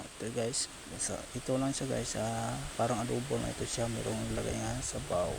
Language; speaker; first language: Filipino; non-native, local second language; Cebuano